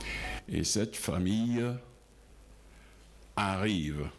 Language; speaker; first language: French; non-native, local second language; Ghomala